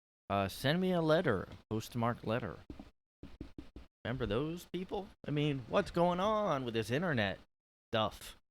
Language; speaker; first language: English; native; English